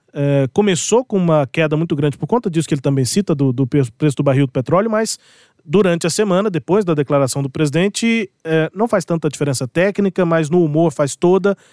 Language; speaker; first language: Portuguese; native; Portuguese